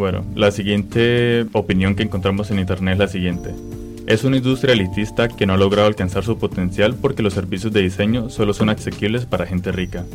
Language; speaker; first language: Spanish; native; Spanish